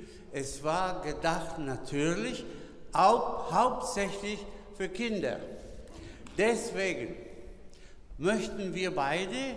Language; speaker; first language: German; non-native, fluent; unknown